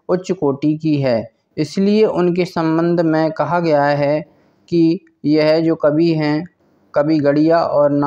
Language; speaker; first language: Hindi; native; Hindi